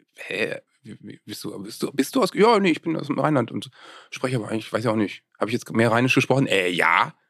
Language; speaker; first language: German; native; German